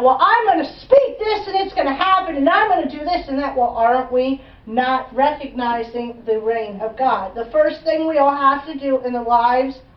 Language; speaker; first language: English; native; English